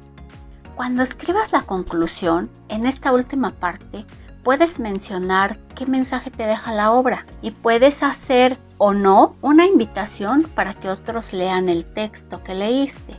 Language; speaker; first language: Spanish; native; Spanish